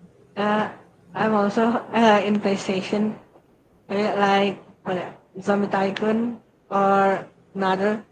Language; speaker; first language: English; non-native, learner; Indonesian